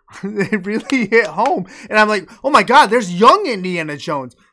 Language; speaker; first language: English; native; English